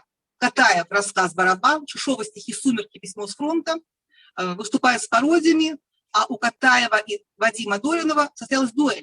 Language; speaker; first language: Russian; native; Russian